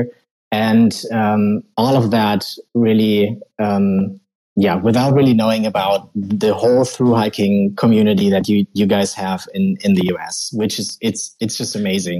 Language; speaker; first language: English; non-native, fluent; German